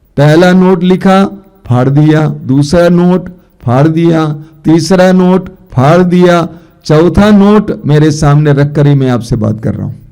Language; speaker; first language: Hindi; non-native, local second language; Malayalam